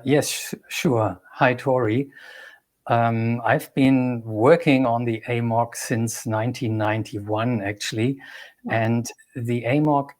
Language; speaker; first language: English; non-native, fluent; German